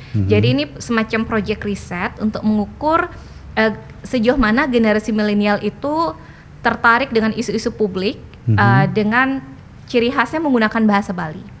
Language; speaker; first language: Indonesian; non-native, local second language; Balinese